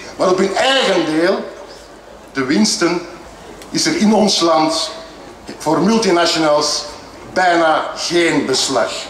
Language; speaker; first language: Dutch; native; Dutch